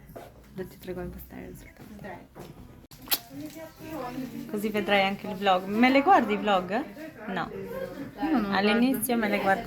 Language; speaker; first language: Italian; non-native, learner; Albanian